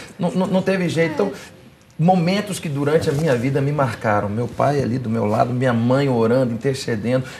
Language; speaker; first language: Portuguese; non-native, fluent; English